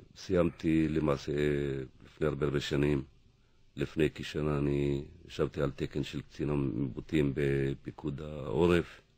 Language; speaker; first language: Hebrew; non-native, local second language; Arabic